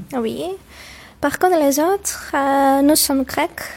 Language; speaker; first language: French; non-native, learner; Greek